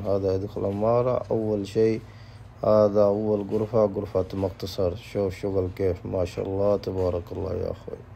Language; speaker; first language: Arabic; non-native, learner; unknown